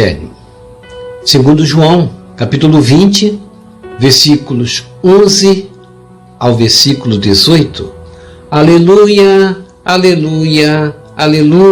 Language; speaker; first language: Portuguese; native; Portuguese